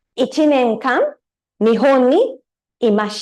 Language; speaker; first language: Japanese; non-native, fluent; Tamil